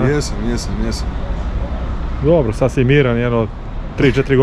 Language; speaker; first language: Croatian; native; Croatian